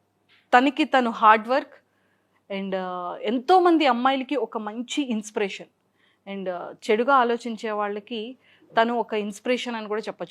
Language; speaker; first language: Telugu; native; Telugu